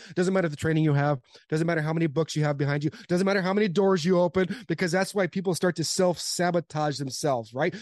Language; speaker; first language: English; native; English